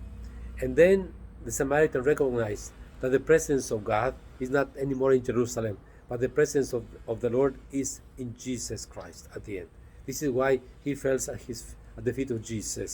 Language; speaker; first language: English; non-native, fluent; Spanish